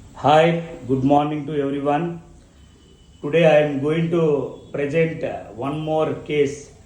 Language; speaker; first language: English; non-native, local second language; Telugu